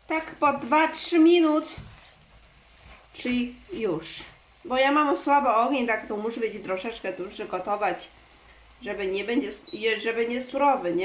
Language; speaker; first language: Polish; non-native, learner; Chinese